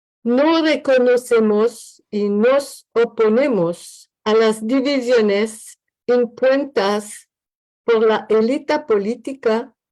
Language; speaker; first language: Spanish; non-native, learner; French